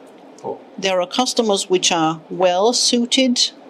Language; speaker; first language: English; non-native, fluent; German